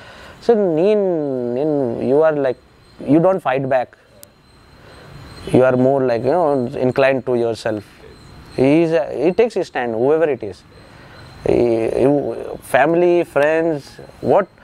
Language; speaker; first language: Kannada; non-native, learner; Nepali